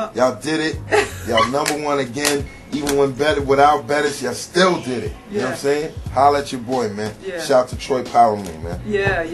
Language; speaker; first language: English; native; English